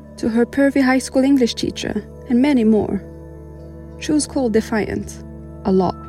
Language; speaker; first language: English; non-native, fluent; Arabic